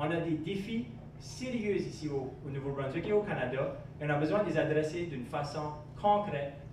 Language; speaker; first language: French; non-native, local second language; English